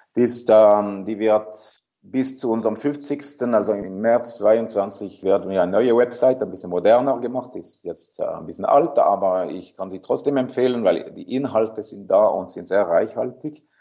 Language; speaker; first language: German; non-native, local second language; French